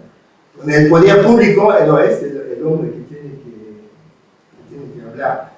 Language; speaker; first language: Spanish; non-native, fluent; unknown